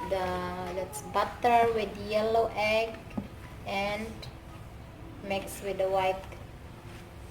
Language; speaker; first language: English; non-native, local second language; Cebuano